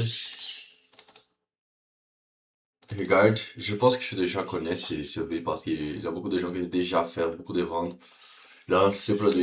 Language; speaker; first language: French; non-native, learner; Portuguese